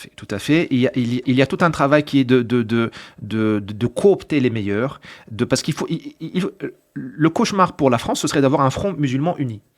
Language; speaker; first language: French; non-native, local second language; Arabic